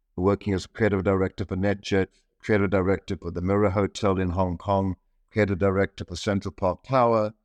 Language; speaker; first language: English; native; English